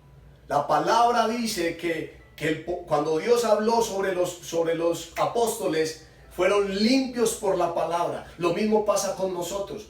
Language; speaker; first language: Spanish; native; Spanish